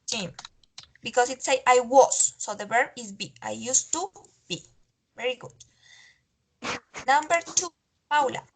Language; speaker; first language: English; non-native, fluent; Spanish